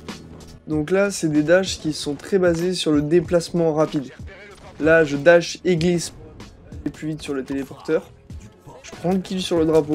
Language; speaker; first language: French; native; French